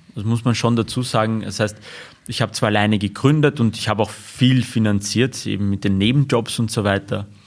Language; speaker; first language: German; early bilingual, other home language; Armenian